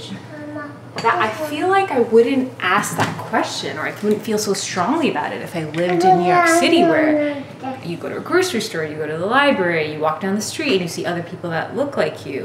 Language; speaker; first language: English; early bilingual, other home language; Punjabi